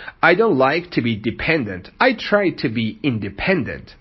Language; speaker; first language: English; non-native, fluent; Persian